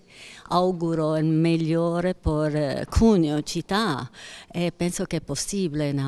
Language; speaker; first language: Italian; non-native, fluent; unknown